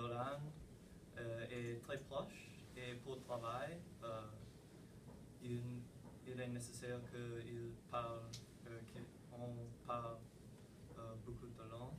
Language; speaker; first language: French; non-native, learner; English